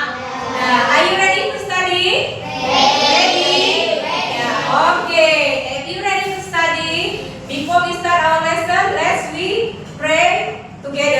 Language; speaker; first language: English; non-native, learner; Indonesian